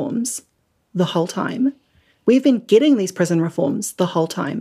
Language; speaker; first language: English; native; English